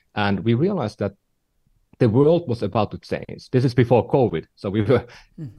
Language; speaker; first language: English; non-native, fluent; Finnish